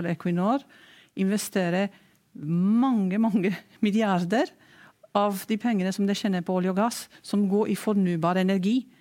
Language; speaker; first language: Norwegian; non-native, fluent; Romanian